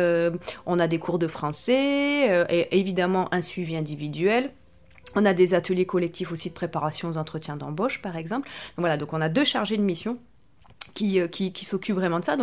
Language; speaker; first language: French; native; French